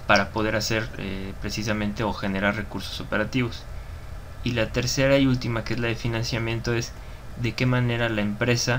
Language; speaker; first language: Spanish; native; Spanish